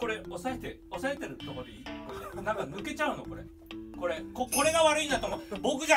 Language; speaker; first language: Japanese; native; Japanese